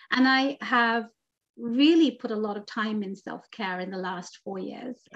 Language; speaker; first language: English; native; English